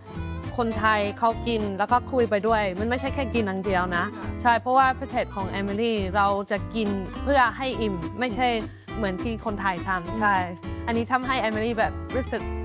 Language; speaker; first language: Thai; non-native, fluent; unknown